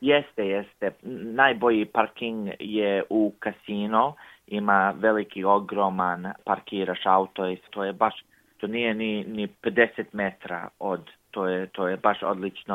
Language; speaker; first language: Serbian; early bilingual, heritage; English